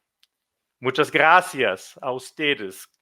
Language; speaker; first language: Spanish; non-native, fluent; German